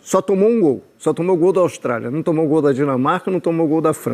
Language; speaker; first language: Portuguese; native; Portuguese